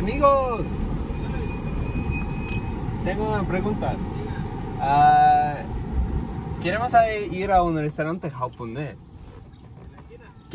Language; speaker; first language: Spanish; non-native, learner; English